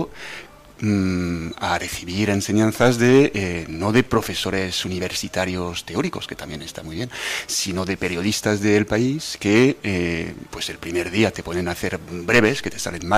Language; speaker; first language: Spanish; non-native, fluent; French